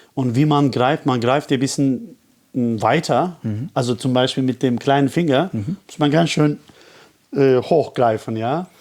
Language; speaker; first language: German; non-native, fluent; Turkish